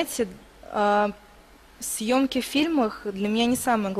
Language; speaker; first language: Russian; native; Russian